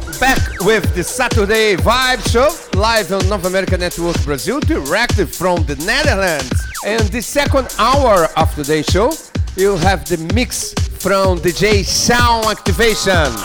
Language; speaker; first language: English; non-native, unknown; Portuguese